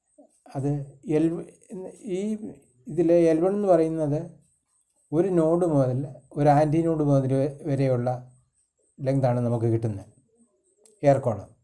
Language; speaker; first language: Malayalam; native; Malayalam